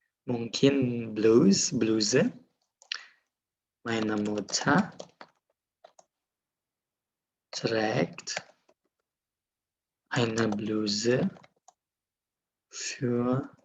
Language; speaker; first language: German; non-native, fluent; Indonesian